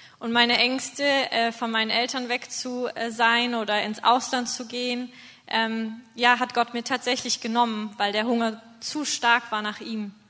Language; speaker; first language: German; native; German